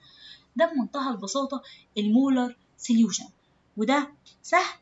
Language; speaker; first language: Arabic; native; Arabic